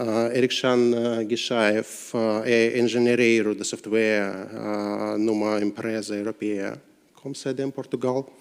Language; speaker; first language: Portuguese; non-native, learner; Russian